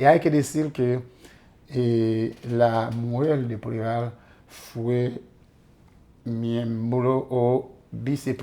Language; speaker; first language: Spanish; non-native, fluent; Haitian Creole